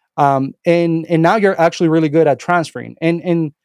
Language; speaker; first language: English; non-native, fluent; Spanish